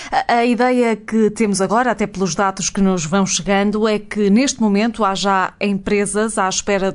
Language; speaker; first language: Portuguese; native; Portuguese